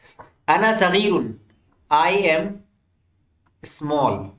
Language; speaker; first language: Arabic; non-native, fluent; Urdu